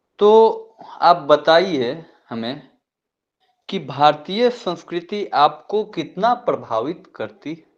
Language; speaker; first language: Hindi; native; Hindi